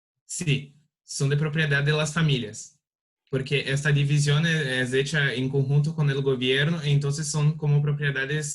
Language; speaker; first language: Spanish; non-native, learner; Portuguese